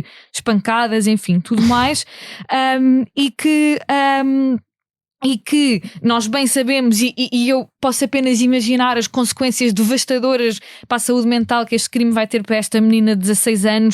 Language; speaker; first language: Portuguese; native; Portuguese